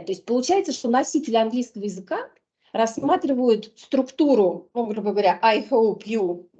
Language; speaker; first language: Russian; native; Russian